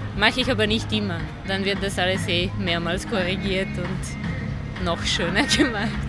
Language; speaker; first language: German; non-native, fluent; Serbian